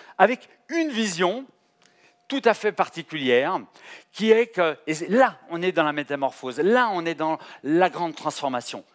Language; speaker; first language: French; native; French